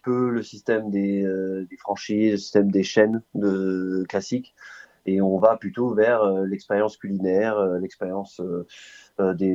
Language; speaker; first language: French; native; French